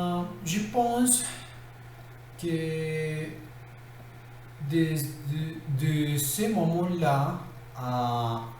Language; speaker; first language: French; non-native, learner; Spanish